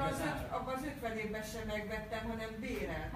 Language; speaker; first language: Hungarian; native; Hungarian